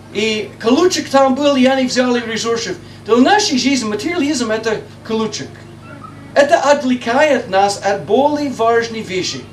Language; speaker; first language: Russian; non-native, learner; English